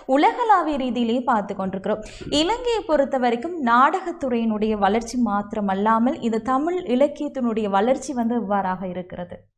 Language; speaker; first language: Tamil; native; Tamil